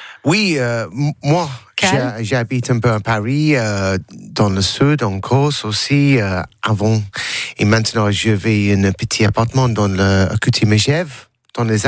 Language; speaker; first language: French; non-native, learner; English